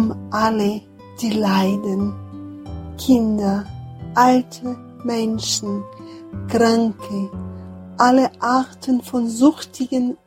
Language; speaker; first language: German; non-native, fluent; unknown